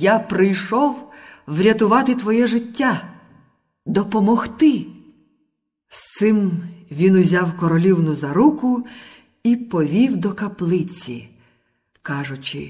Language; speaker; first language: Ukrainian; native; Ukrainian